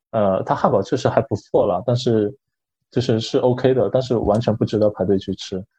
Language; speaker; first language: Chinese; native; Chinese